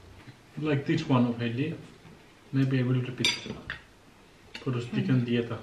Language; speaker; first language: English; non-native, learner; Catalan